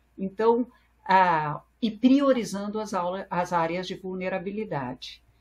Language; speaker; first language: Portuguese; early bilingual, other home language; French